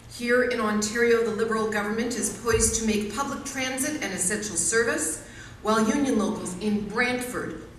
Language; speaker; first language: English; native; English